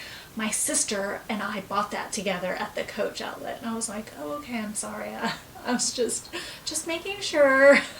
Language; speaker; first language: English; native; English